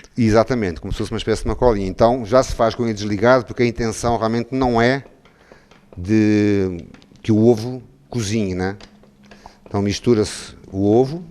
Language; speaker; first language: Portuguese; native; Portuguese